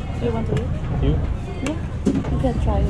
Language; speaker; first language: English; non-native, learner; Burmese